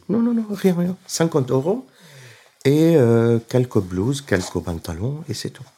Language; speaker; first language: French; non-native, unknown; Arabic